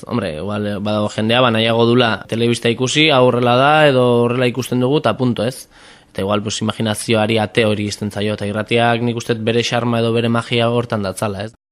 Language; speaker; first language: Basque; native; Basque